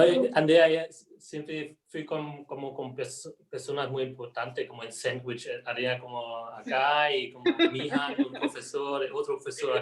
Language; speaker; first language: Spanish; non-native, fluent; German